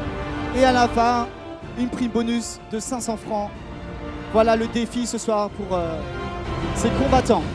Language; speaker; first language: French; native; French